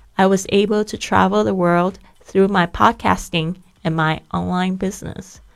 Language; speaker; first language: English; non-native, fluent; Chinese